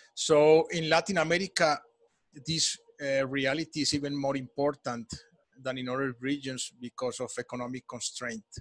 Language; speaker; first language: English; non-native, fluent; Spanish